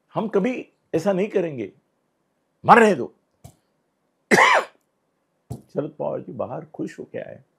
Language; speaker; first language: Hindi; non-native, local second language; Marathi